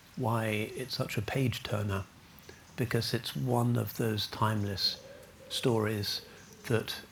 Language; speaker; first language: English; native; English